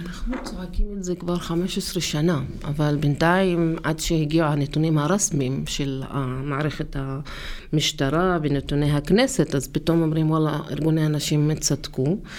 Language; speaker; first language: Hebrew; non-native, local second language; Arabic